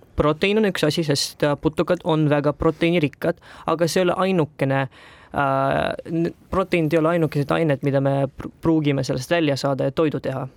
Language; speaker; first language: Estonian; non-native, local second language; Russian